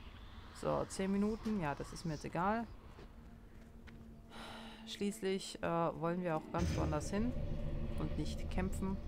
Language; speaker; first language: German; native; German